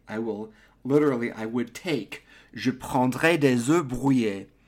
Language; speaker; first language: French; non-native, fluent; English